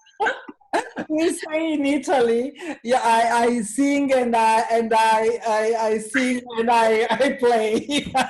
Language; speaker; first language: English; non-native, learner; Italian